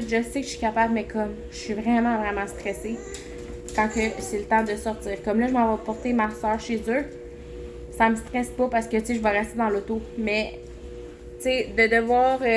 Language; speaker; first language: French; native; French